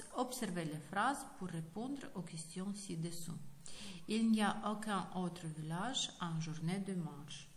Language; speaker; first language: French; non-native, fluent; Ukrainian